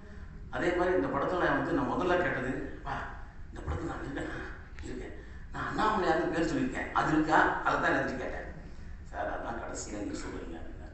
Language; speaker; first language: Tamil; native; Tamil